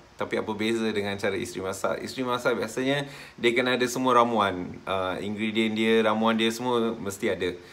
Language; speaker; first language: Malay; non-native, local second language; Tamil